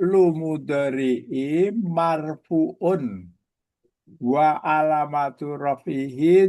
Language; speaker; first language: Arabic; non-native, fluent; Indonesian